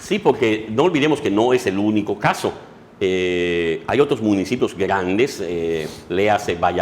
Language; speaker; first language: Spanish; native; Spanish